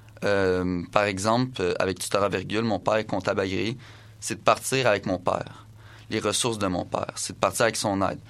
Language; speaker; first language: French; native; French